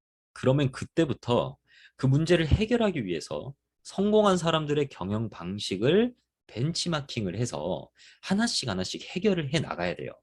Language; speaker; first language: Korean; native; Korean